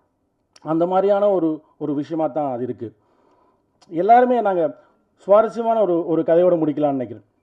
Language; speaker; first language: Tamil; native; Tamil